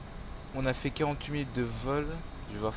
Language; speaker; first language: French; native; French